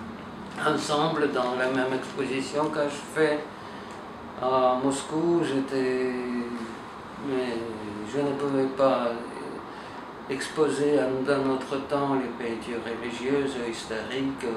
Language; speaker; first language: French; non-native, learner; Russian